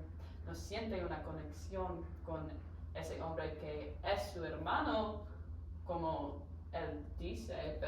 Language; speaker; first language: Spanish; non-native, learner; English